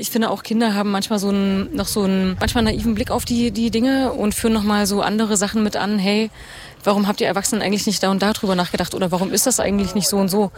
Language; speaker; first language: German; native; German